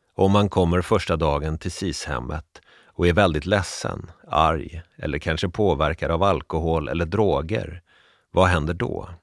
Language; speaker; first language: Swedish; native; Swedish